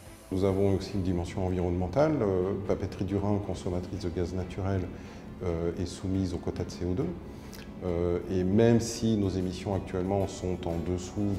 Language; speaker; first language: French; native; French